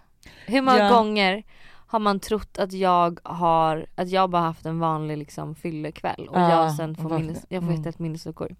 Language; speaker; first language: Swedish; native; Swedish